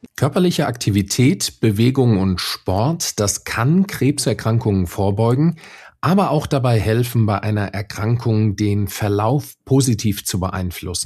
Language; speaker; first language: German; native; German